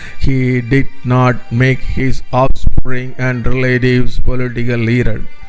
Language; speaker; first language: English; non-native, local second language; Tamil